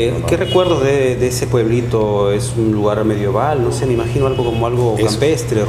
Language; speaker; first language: Spanish; native; Spanish